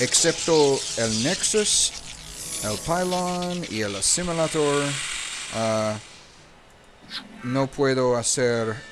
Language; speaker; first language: Spanish; non-native, learner; English